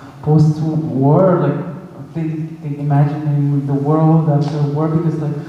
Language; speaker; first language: English; non-native, fluent; Russian